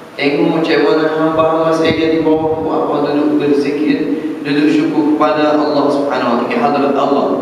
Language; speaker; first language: Malay; non-native, fluent; Arabic